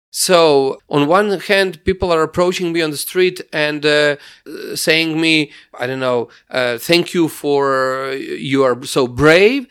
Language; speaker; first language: English; non-native, fluent; Croatian